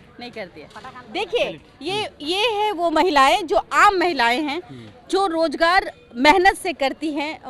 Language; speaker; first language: Hindi; native; Hindi